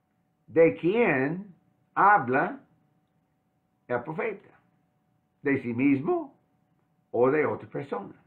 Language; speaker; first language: Spanish; non-native, fluent; English